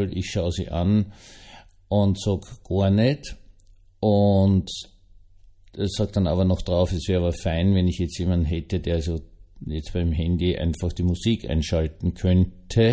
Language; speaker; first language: German; native; German